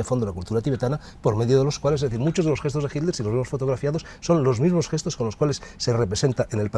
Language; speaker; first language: Spanish; native; Spanish